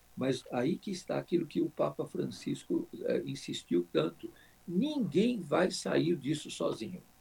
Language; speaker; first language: Portuguese; native; Portuguese